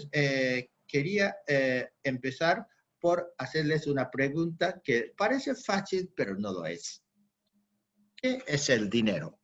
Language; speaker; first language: Spanish; non-native, fluent; Japanese